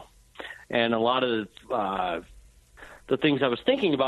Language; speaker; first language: English; native; English